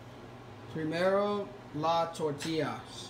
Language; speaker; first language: Spanish; non-native, learner; English